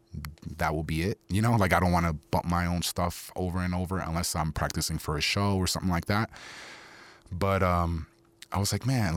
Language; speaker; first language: English; early bilingual, other home language; Spanish